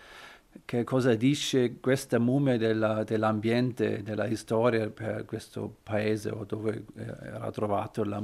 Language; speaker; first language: Italian; non-native, learner; German